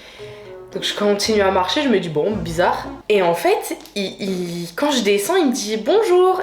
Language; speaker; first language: French; native; French